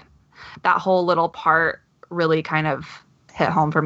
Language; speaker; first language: English; native; English